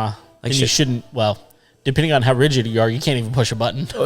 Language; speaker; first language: English; native; English